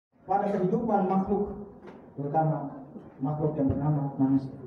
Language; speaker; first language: Indonesian; native; Indonesian